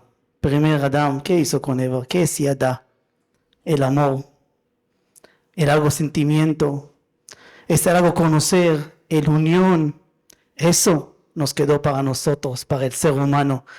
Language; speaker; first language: Spanish; non-native, fluent; Hebrew